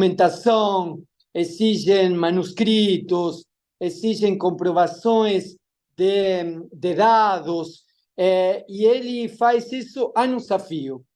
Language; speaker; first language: Portuguese; non-native, fluent; Spanish